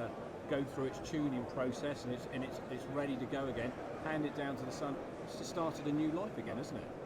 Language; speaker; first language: English; native; English